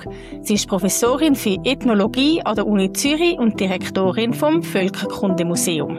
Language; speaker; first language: German; native; German